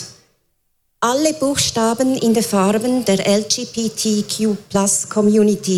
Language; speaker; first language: German; native; German